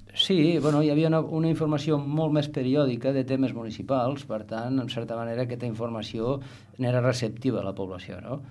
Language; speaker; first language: Catalan; native; Catalan